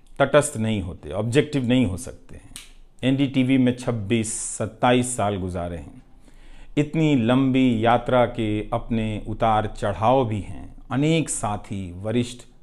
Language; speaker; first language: Hindi; non-native, local second language; Bhojpuri